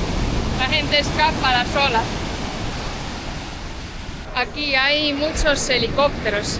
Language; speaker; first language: Spanish; non-native, fluent; Estonian